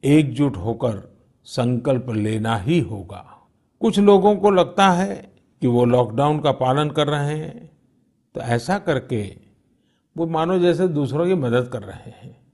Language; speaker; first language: Hindi; non-native, local second language; Gujarati